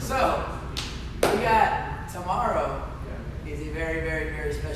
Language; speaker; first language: English; native; English